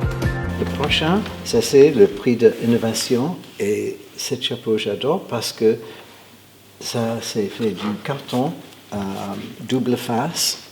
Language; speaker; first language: French; non-native, fluent; English